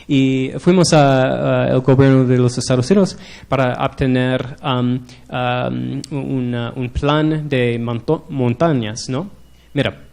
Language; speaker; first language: Spanish; non-native, learner; English